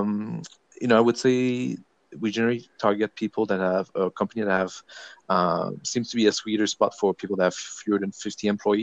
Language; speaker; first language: English; non-native, fluent; French